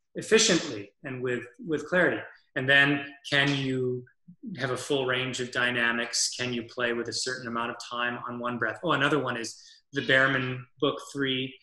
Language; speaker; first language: English; native; English